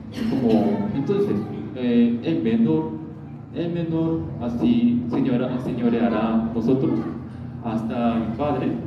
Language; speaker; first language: Spanish; non-native, learner; Korean